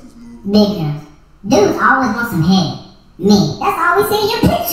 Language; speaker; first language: English; native; English